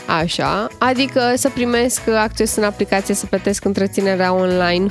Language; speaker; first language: Romanian; native; Romanian